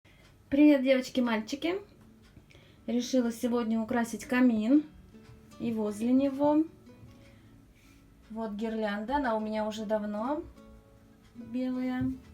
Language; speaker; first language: Russian; native; Russian